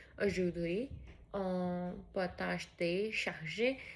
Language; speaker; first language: French; non-native, learner; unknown